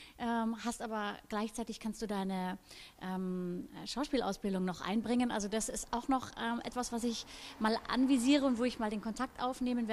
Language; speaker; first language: German; native; German